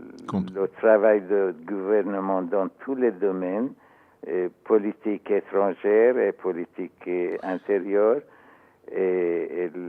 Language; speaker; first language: French; non-native, learner; Persian